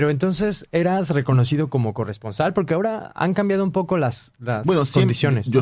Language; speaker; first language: Spanish; native; Spanish